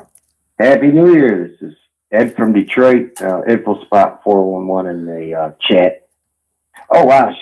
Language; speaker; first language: English; native; English